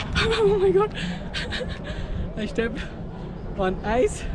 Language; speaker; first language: English; non-native, local second language; Telugu